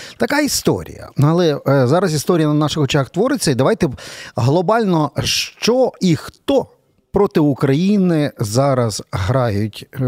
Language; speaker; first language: Ukrainian; native; Ukrainian